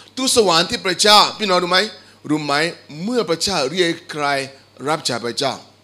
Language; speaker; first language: Thai; non-native, fluent; Igbo